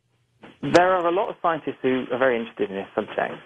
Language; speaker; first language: English; native; English